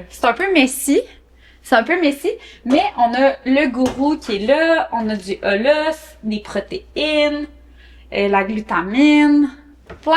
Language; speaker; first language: French; native; French